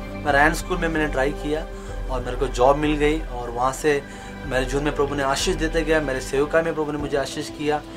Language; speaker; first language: Hindi; non-native, local second language; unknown